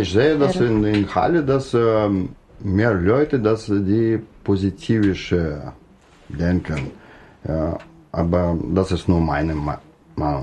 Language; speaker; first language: German; non-native, learner; Russian